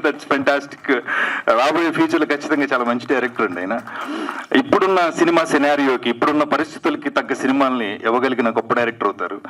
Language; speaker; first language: Telugu; native; Telugu